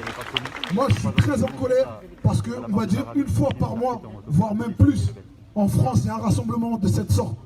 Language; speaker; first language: French; native; French